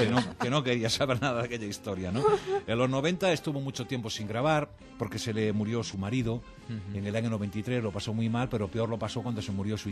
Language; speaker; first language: Spanish; native; Spanish